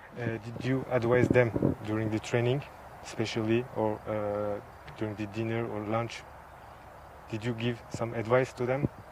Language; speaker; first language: English; non-native, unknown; Turkish